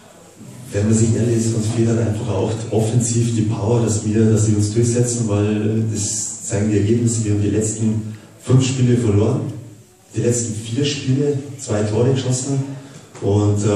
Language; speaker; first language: German; native; German